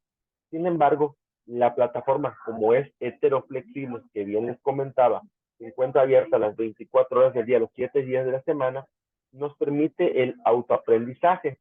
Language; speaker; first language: Spanish; native; Spanish